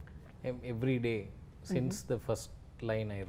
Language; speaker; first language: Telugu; non-native, learner; Tamil